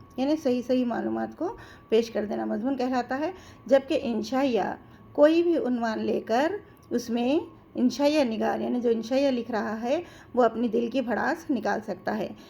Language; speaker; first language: Urdu; native; Urdu